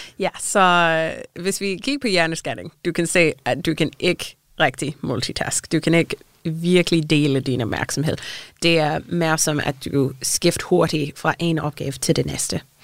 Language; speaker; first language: Danish; non-native, fluent; English